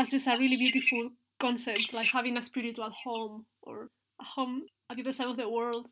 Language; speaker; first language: English; non-native, fluent; Spanish